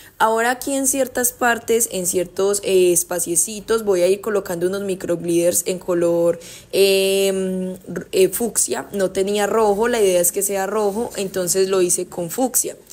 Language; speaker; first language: Spanish; native; Spanish